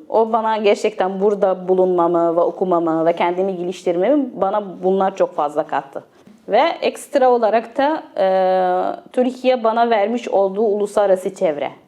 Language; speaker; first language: Turkish; non-native, fluent; Arabic